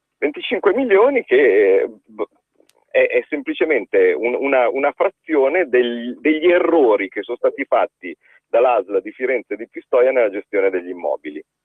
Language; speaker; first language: Italian; native; Italian